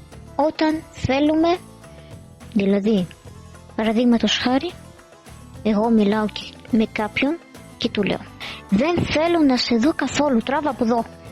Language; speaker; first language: Greek; non-native, fluent; Arabic